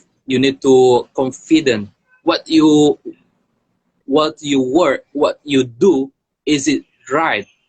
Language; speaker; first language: English; non-native, learner; Indonesian